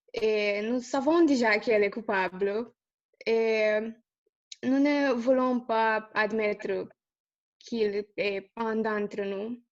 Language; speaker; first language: French; non-native, learner; Romanian